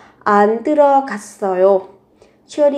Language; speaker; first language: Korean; non-native, fluent; Vietnamese